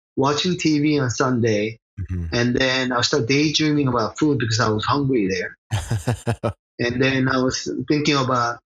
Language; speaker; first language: English; early bilingual, other home language; Korean